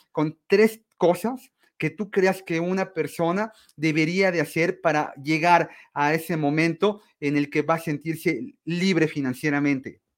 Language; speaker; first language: Spanish; native; Spanish